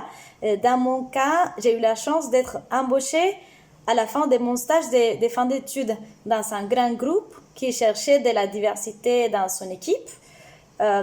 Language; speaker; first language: French; non-native, fluent; Spanish